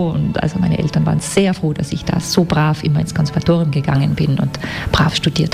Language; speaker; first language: German; native; German